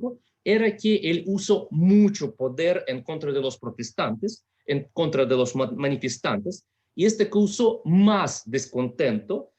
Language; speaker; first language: Spanish; non-native, fluent; Russian